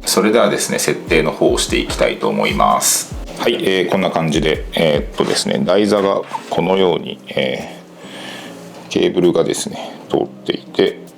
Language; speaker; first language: Japanese; native; Japanese